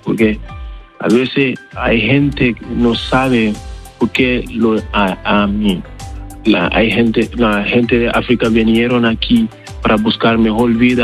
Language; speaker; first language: Spanish; non-native, learner; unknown